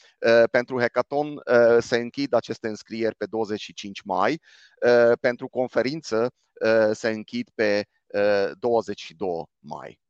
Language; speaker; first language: Romanian; non-native, local second language; Hungarian